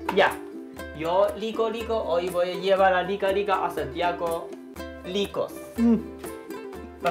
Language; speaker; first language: Spanish; non-native, learner; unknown